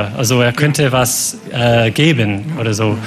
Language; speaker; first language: German; non-native, fluent; English